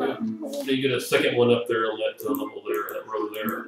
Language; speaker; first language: English; native; English